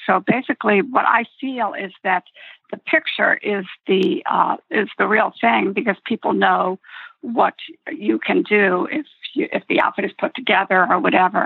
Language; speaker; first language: English; native; English